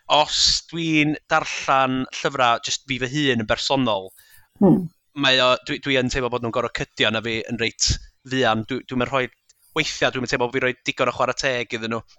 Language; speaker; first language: Welsh; native; Welsh